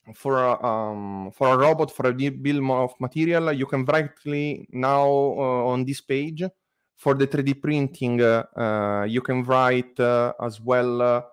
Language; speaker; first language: English; non-native, learner; Italian